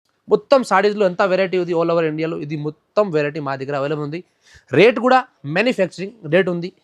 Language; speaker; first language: Telugu; non-native, local second language; Hindi